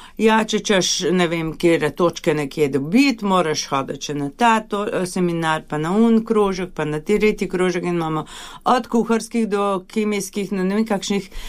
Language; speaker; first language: Slovenian; early bilingual, other home language; Hungarian